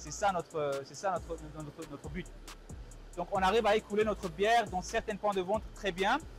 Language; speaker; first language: French; non-native, local second language; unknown